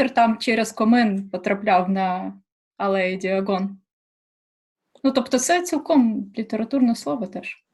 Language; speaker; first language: Ukrainian; native; Ukrainian